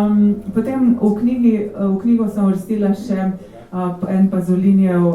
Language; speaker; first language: Slovenian; native; Slovenian